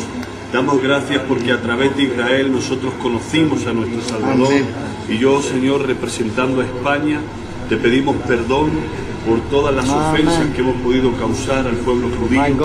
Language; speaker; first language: Spanish; native; Spanish